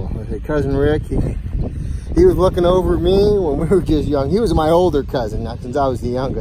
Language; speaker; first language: English; native; English